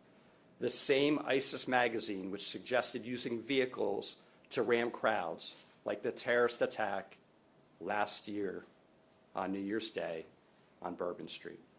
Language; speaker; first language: English; native; English